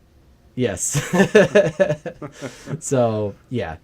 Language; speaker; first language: English; native; English